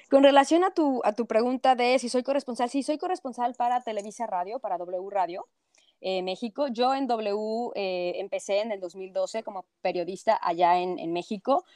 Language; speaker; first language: Spanish; native; Spanish